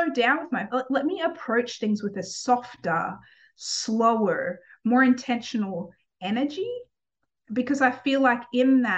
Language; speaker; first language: English; native; English